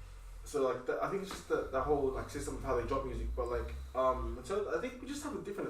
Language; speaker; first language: English; native; English